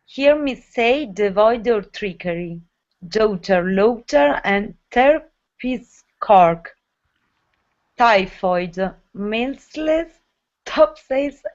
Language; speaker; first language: English; non-native, learner; Italian